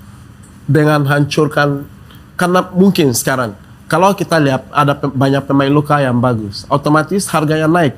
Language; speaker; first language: Indonesian; non-native, fluent; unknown